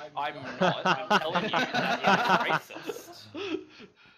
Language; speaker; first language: English; native; English